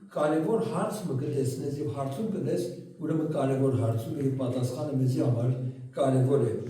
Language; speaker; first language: Armenian; early bilingual, heritage; Armenian